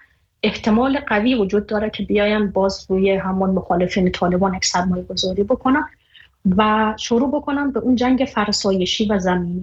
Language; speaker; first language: Persian; native; Persian